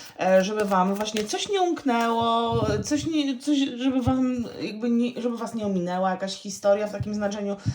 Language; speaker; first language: Polish; native; Polish